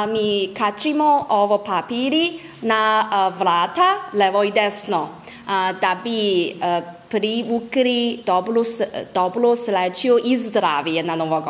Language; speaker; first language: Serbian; non-native, learner; Chinese